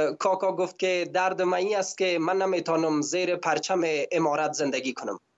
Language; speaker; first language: Persian; native; Persian